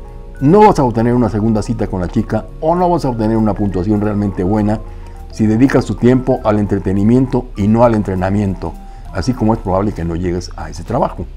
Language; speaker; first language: Spanish; native; Spanish